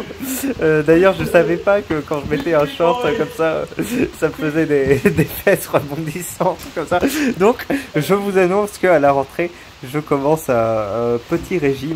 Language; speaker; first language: French; native; French